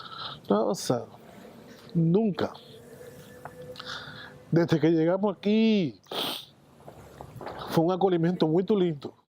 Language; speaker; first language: Portuguese; non-native, fluent; Spanish